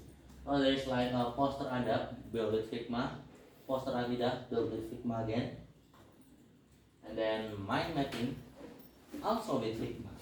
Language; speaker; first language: English; non-native, learner; Indonesian